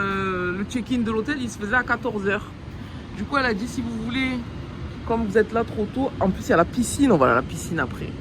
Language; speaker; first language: French; native; French